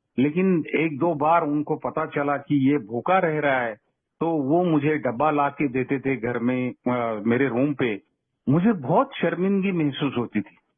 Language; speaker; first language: Hindi; non-native, local second language; Kannada